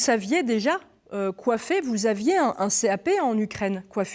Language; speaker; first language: French; native; French